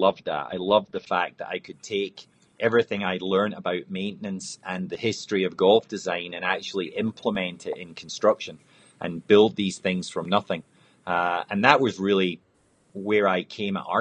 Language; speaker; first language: English; native; English